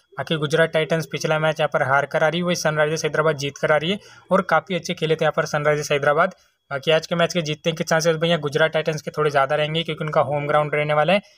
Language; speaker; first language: Hindi; native; Hindi